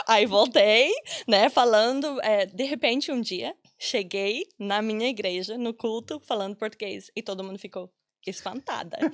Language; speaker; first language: Portuguese; non-native, fluent; English